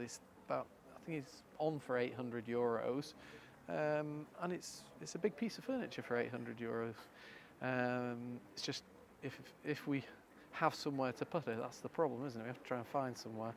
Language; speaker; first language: English; native; English